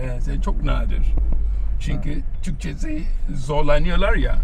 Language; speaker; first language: Turkish; non-native, fluent; Yoruba